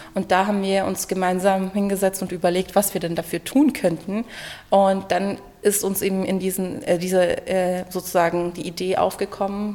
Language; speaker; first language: German; early bilingual, other home language; Turkish